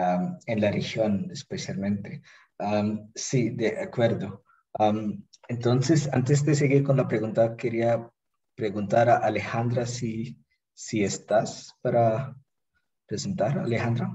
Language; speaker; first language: Spanish; non-native, fluent; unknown